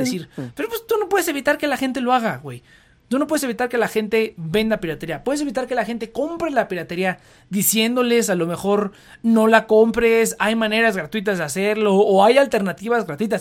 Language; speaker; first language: Spanish; native; Spanish